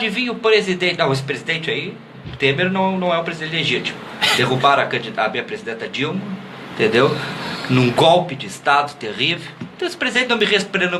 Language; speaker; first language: Portuguese; native; Portuguese